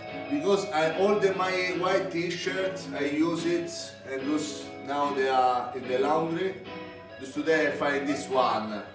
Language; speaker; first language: English; non-native, learner; Italian